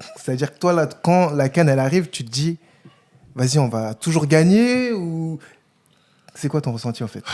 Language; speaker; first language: French; native; French